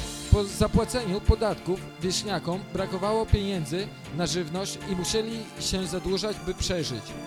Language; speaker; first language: Polish; native; Polish